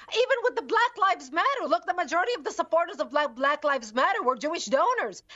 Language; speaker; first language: English; non-native, fluent; Arabic